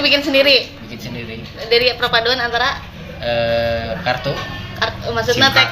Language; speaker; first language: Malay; non-native, local second language; Sundanese